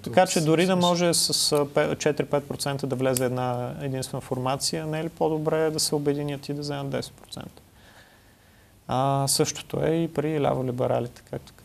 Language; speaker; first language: Bulgarian; native; Bulgarian